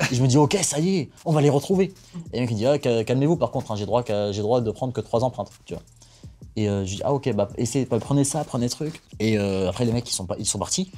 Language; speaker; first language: French; native; French